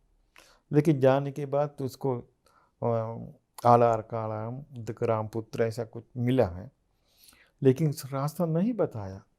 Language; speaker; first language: Hindi; non-native, fluent; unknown